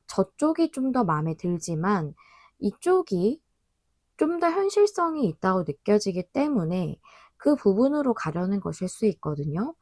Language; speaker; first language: Korean; native; Korean